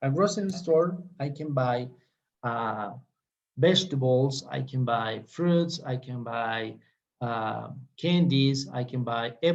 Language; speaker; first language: English; non-native, fluent; Spanish